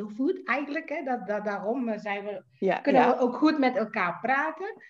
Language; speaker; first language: Dutch; non-native, fluent; Indonesian